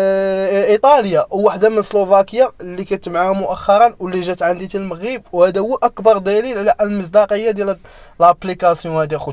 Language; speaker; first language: Arabic; native; Arabic